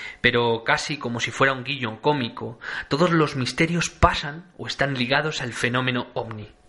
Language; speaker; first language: Spanish; native; Spanish